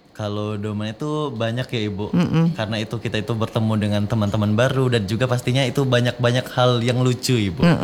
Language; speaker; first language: Indonesian; non-native, local second language; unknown